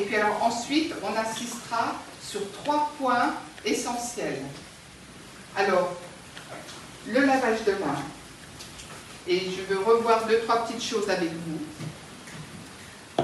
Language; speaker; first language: French; native; French